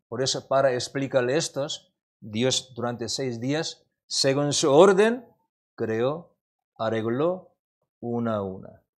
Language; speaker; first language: Spanish; non-native, learner; Korean